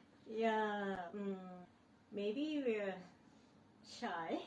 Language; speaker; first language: English; non-native, learner; Japanese